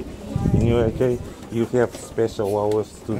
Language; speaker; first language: English; non-native, learner; Portuguese